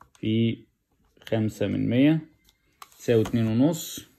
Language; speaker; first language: Arabic; native; Arabic